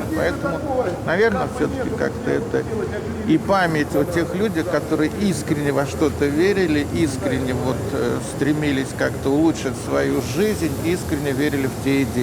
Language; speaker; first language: Russian; native; Russian